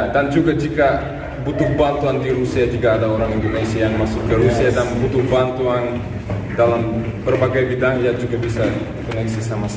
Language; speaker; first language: Indonesian; non-native, fluent; Russian